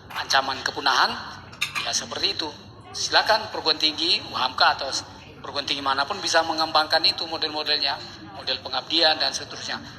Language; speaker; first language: Indonesian; non-native, local second language; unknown